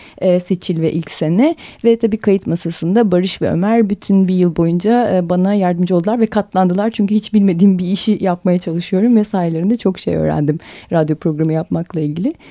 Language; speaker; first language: Turkish; native; Turkish